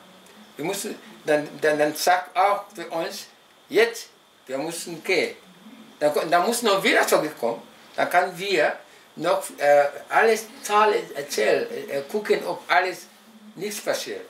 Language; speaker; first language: German; non-native, local second language; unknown